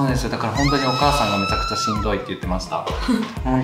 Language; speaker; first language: Japanese; early bilingual, other home language; Korean